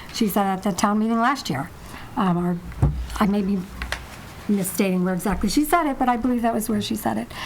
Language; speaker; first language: English; native; English